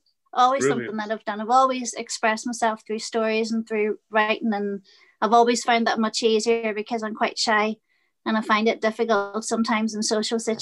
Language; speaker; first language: English; native; English